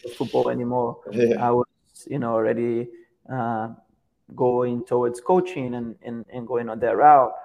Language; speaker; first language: English; non-native, fluent; Portuguese